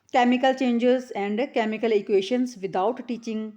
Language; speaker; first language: English; non-native, local second language; Punjabi